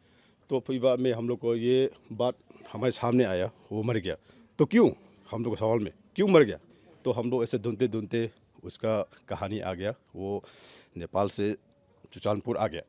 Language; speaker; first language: Hindi; non-native, local second language; Manipuri